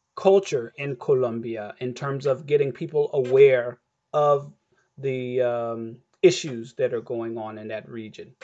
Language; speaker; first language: English; native; English